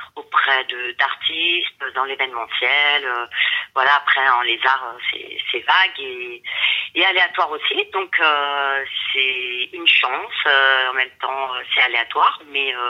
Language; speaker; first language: French; native; French